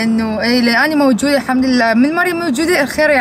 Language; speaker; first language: Arabic; native; Arabic